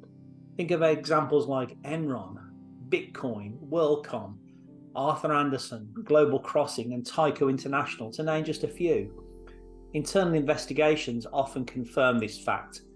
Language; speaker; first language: English; native; English